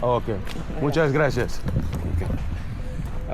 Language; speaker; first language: Spanish; non-native, fluent; English